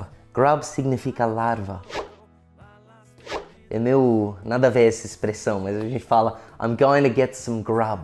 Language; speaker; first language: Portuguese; non-native, fluent; English